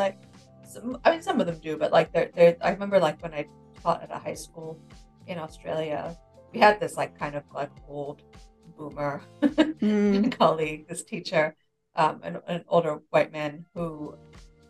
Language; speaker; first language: English; native; English